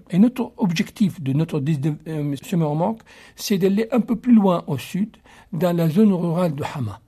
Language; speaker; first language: French; non-native, fluent; Arabic